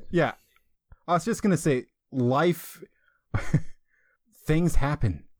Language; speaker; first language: English; native; English